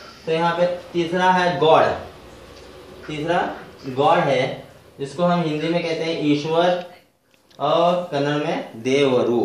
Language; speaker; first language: Hindi; non-native, local second language; Kannada